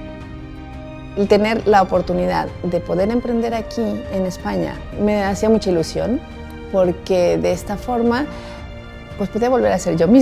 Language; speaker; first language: Spanish; native; Spanish